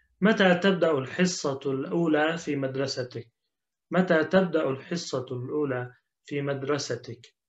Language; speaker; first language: Arabic; non-native, fluent; Turkish